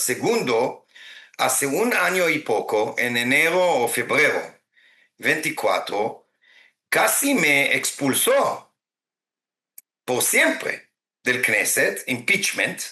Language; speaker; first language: Spanish; non-native, fluent; Hebrew